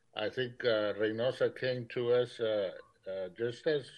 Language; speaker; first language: English; early bilingual, other home language; Spanish